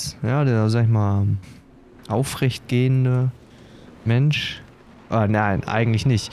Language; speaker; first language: German; native; German